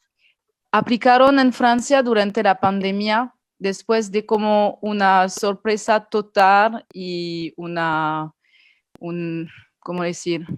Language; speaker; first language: Spanish; non-native, fluent; French